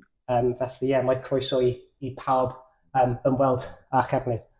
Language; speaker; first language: Welsh; non-native, fluent; English